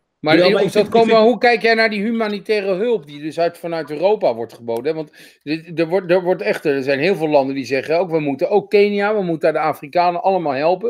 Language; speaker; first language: Dutch; native; Dutch